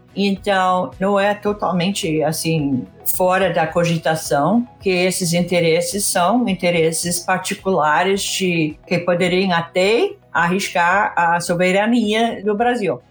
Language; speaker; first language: Portuguese; non-native, fluent; English